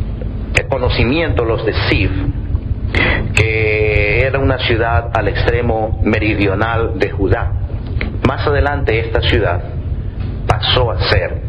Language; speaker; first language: Spanish; native; Spanish